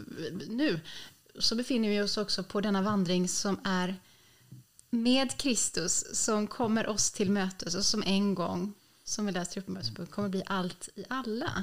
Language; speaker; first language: Swedish; native; Swedish